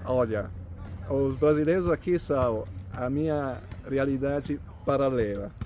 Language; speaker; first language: Portuguese; non-native, fluent; Italian